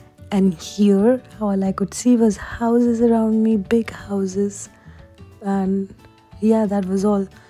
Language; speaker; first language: English; non-native, local second language; Hindi